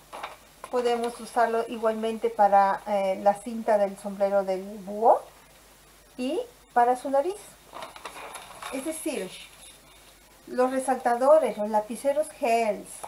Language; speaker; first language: Spanish; native; Spanish